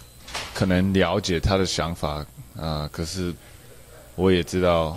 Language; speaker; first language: Chinese; early bilingual, heritage; English